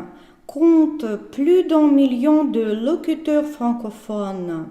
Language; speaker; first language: French; non-native, fluent; Russian